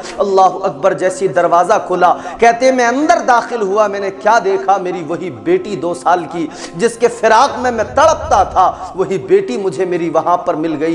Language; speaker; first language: Urdu; native; Urdu